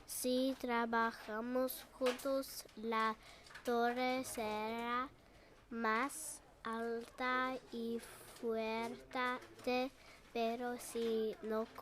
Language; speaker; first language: Spanish; non-native, learner; English